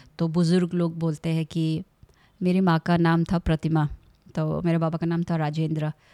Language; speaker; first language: Hindi; non-native, local second language; Assamese